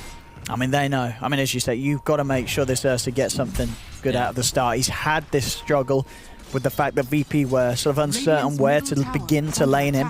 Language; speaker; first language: English; native; English